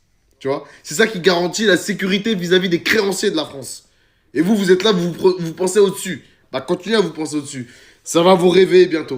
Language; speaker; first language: French; native; French